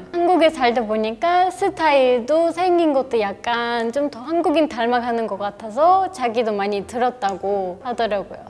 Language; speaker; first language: Korean; non-native, fluent; Turkish